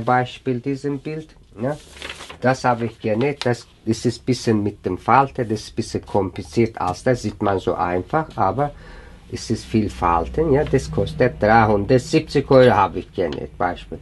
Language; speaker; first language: German; non-native, learner; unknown